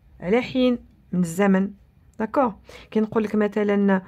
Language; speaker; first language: French; non-native, local second language; Arabic